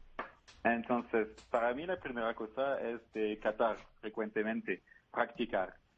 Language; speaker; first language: Spanish; non-native, fluent; French